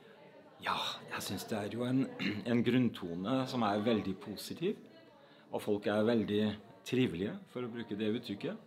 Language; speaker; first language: Norwegian; native; Norwegian